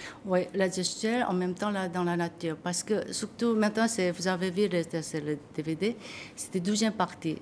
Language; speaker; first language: French; non-native, learner; Korean